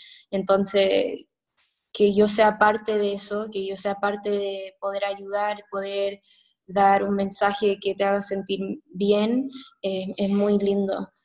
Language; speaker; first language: Spanish; early bilingual, heritage; Spanish